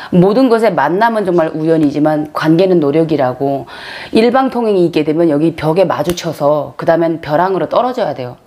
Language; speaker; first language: Korean; native; Korean